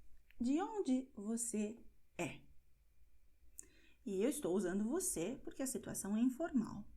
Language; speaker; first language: Portuguese; non-native, fluent; Spanish